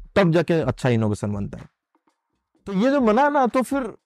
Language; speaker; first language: Hindi; non-native, local second language; Odia